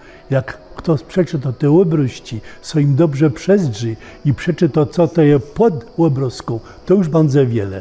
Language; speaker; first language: Polish; non-native, local second language; Kashubian